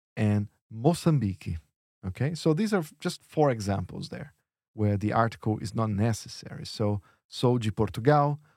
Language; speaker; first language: English; non-native, fluent; Portuguese